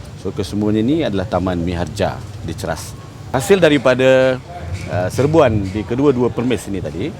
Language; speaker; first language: Malay; native; Malay